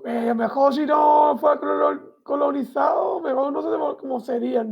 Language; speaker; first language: Spanish; native; Spanish